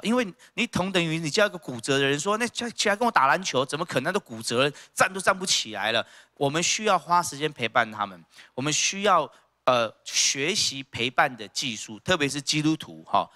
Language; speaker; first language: Chinese; native; Chinese